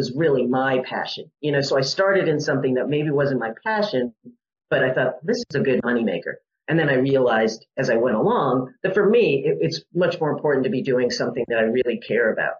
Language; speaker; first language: English; native; English